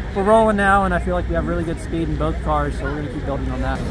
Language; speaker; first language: English; native; English